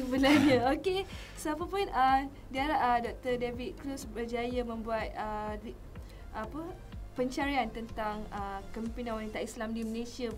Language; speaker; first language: Malay; native; Malay